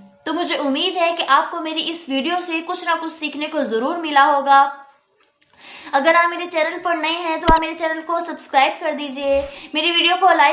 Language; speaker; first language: Urdu; native; Urdu